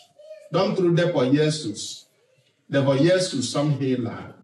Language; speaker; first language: Swedish; non-native, fluent; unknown